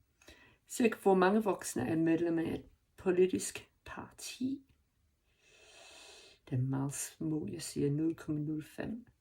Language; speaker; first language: Danish; non-native, learner; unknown